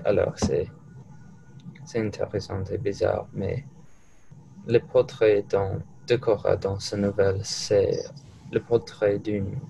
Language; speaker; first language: French; non-native, learner; English